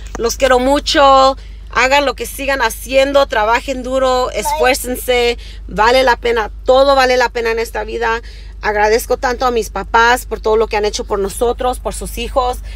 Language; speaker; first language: Spanish; early bilingual, heritage; Spanish